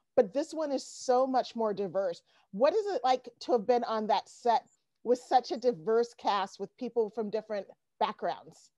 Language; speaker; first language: English; native; English